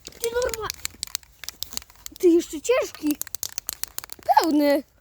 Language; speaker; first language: Polish; native; Polish